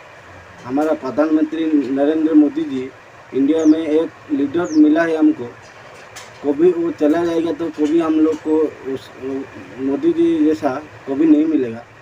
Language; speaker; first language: Hindi; non-native, local second language; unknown